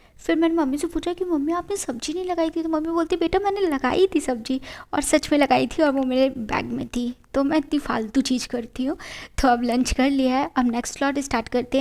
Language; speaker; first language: Hindi; native; Hindi